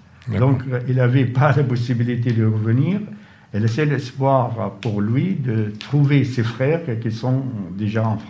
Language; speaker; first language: French; non-native, fluent; Arabic